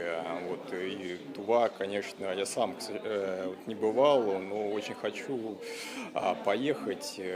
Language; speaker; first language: Russian; native; Russian